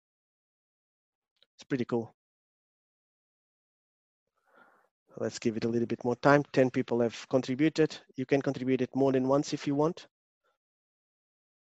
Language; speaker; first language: English; non-native, fluent; Portuguese